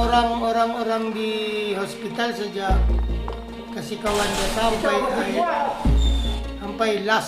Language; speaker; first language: Indonesian; non-native, fluent; Filipino